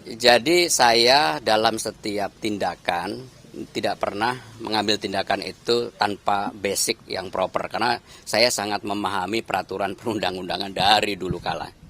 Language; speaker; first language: Indonesian; native; Indonesian